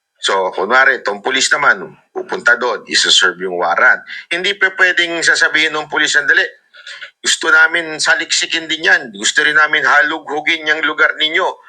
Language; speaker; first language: Filipino; native; Filipino